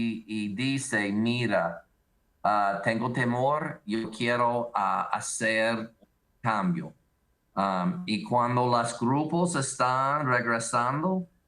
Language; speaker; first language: Spanish; non-native, learner; English